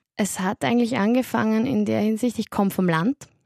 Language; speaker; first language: German; native; German